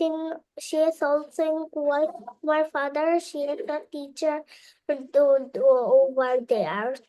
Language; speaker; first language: English; non-native, learner; Bangla